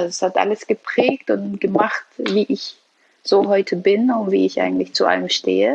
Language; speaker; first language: German; early bilingual, other home language; Persian